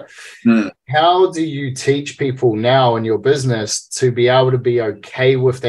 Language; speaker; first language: English; native; English